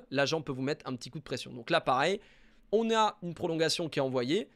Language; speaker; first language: French; native; French